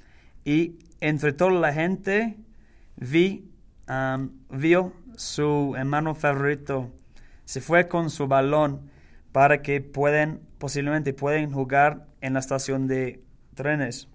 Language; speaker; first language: Spanish; non-native, learner; English